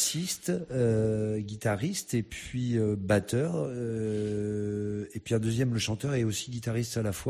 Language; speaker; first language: French; native; French